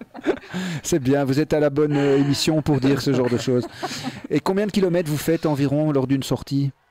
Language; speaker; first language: French; native; French